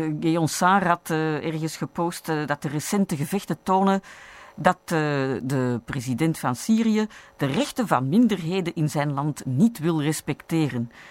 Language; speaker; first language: Dutch; native; Dutch